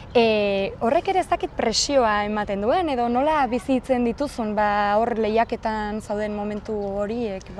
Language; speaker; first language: Basque; native; Basque